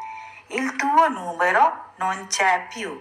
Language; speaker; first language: Italian; non-native, fluent; Sinhala